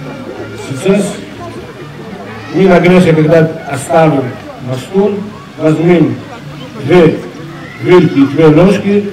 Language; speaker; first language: Russian; non-native, learner; Greek